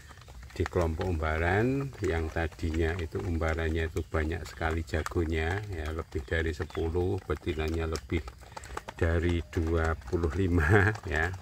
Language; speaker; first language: Indonesian; native; Indonesian